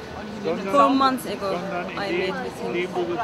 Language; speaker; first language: English; non-native, learner; Turkish